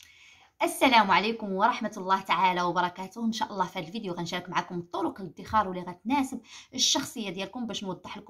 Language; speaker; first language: Arabic; native; Arabic